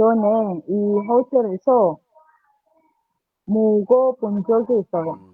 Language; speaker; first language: Korean; non-native, learner; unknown